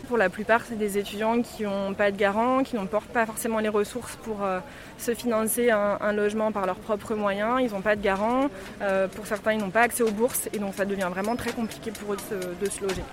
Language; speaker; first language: French; native; French